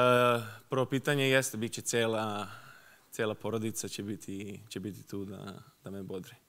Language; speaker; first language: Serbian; early bilingual, heritage; Serbian